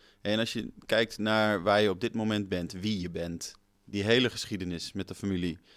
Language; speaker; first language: Dutch; native; Dutch